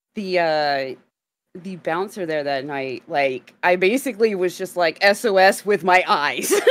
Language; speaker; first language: English; native; English